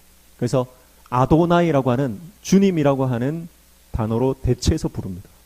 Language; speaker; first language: Korean; native; Korean